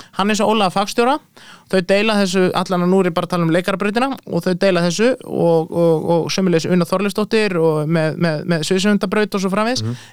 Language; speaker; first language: Icelandic; native; Icelandic